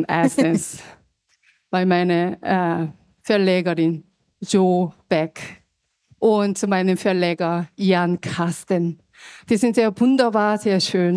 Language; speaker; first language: German; non-native, fluent; Korean